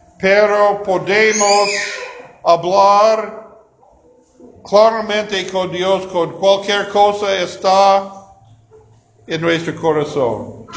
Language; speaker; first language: Spanish; non-native, learner; English